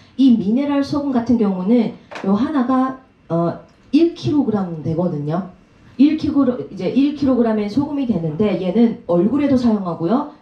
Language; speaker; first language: Korean; native; Korean